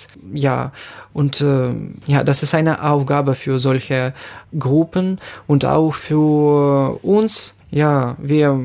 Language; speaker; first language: German; non-native, fluent; Ukrainian